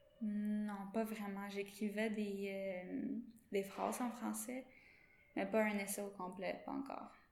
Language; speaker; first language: French; non-native, local second language; English